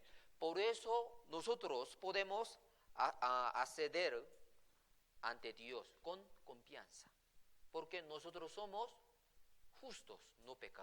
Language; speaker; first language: Spanish; non-native, fluent; Korean